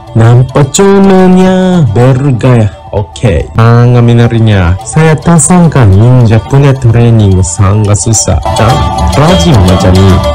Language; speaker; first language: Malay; non-native, fluent; Japanese